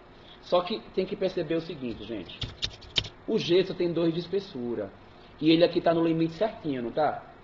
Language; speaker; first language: Portuguese; native; Portuguese